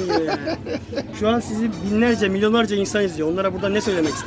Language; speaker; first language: Turkish; native; Turkish